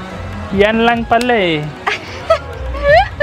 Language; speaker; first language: Filipino; non-native, learner; Punjabi